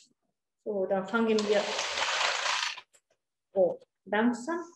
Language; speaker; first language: German; non-native, learner; Japanese